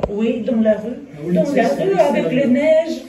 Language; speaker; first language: French; non-native, learner; Russian